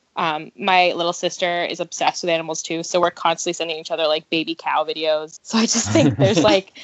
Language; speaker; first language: English; native; English